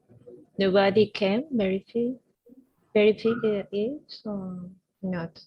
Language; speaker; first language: English; non-native, learner; Spanish